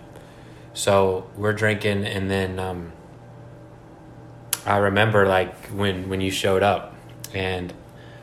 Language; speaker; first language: English; native; English